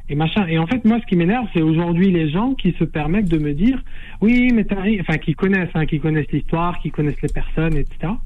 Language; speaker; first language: French; non-native, local second language; Arabic